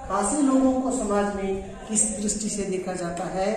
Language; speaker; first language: Hindi; non-native, local second language; Kannada